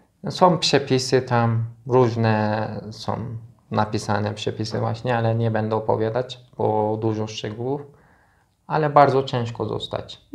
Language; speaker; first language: Polish; non-native, learner; Turkish